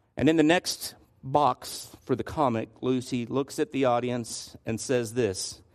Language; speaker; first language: English; native; English